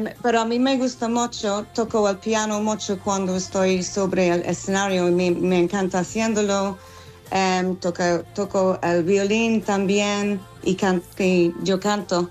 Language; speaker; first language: Spanish; non-native, learner; English